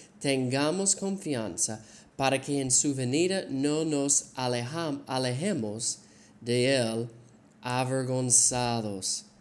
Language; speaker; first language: Spanish; non-native, learner; English